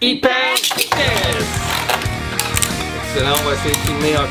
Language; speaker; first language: French; native; French